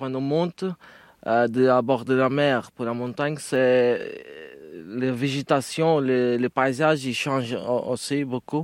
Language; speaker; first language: French; non-native, learner; Portuguese